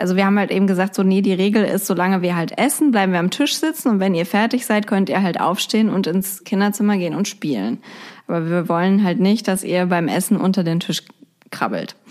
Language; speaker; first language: German; native; German